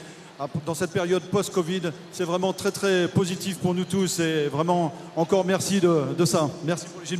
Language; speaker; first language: French; native; French